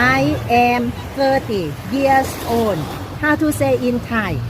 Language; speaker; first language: English; non-native, learner; Thai